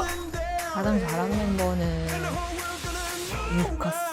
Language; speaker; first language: Korean; native; Korean